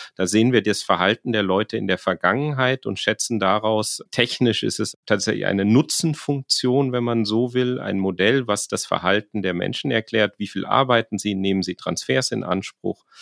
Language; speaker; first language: German; native; German